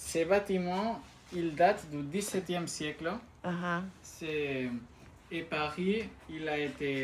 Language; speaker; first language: French; non-native, fluent; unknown